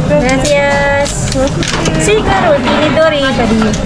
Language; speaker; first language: Spanish; non-native, fluent; Filipino